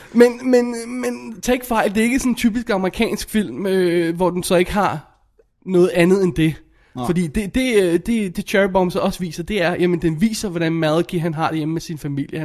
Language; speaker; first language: Danish; native; Danish